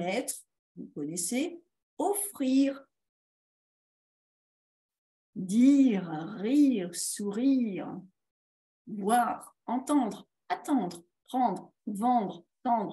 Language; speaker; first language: French; native; French